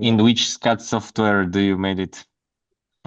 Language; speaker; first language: English; non-native, learner; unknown